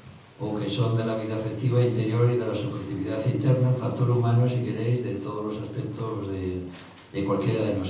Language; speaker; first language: Spanish; native; Spanish